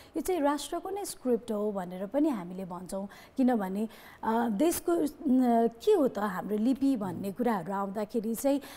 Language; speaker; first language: Nepali; non-native, local second language; Newari